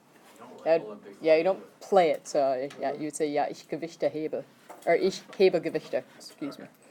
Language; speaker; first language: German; non-native, fluent; English